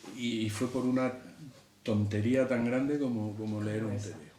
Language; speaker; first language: Spanish; native; Spanish